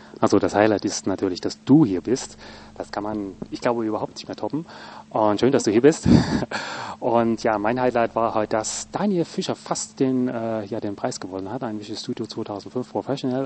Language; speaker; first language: German; native; German